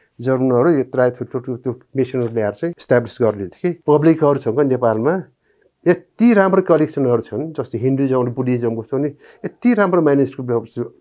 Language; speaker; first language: Nepali; non-native, local second language; Newari